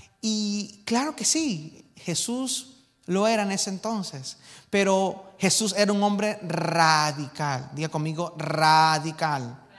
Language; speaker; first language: Spanish; native; Spanish